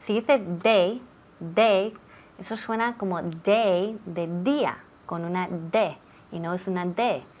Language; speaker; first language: Spanish; non-native, fluent; English